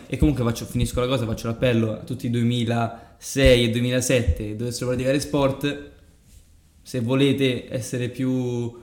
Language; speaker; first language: Italian; native; Italian